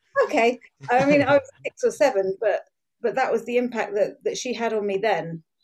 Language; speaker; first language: English; native; English